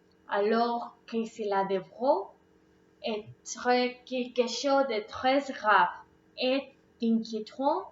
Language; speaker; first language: French; non-native, learner; Spanish